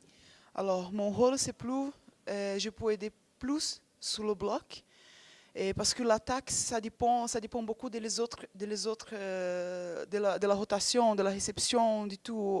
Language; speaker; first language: French; non-native, fluent; Portuguese